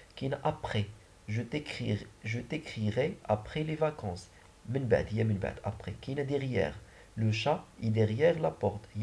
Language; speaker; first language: French; non-native, local second language; Arabic